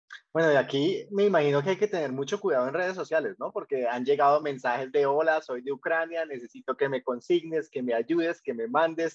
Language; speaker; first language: Spanish; native; Spanish